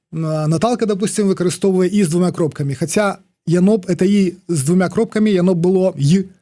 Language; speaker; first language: Belarusian; non-native, local second language; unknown